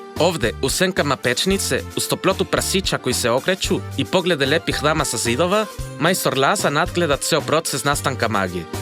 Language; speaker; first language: Croatian; non-native, fluent; Spanish